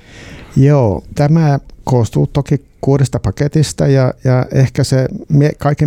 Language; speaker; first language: Finnish; non-native, local second language; Swedish